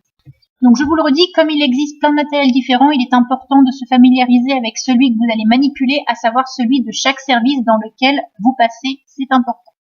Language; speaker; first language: French; native; French